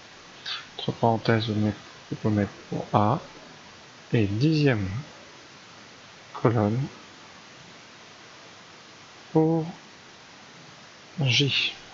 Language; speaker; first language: French; native; French